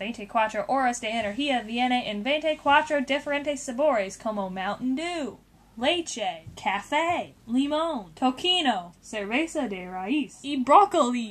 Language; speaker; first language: Spanish; non-native, learner; English